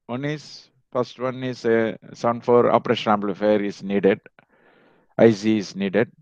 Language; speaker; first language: English; non-native, local second language; Tamil